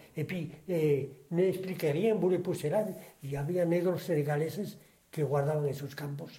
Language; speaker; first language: French; non-native, fluent; Spanish